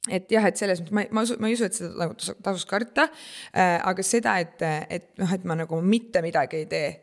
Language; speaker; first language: Estonian; native; Estonian